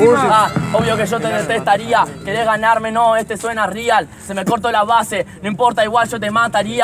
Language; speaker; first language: Spanish; native; Spanish